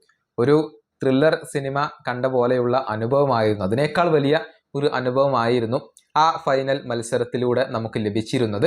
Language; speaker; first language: Malayalam; native; Malayalam